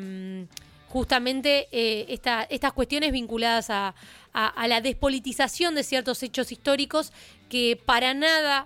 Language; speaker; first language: Spanish; native; Spanish